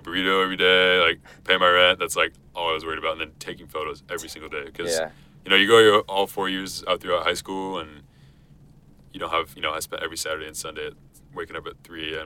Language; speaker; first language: English; native; English